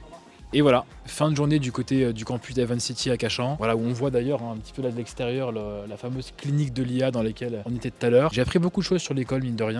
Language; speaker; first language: French; native; French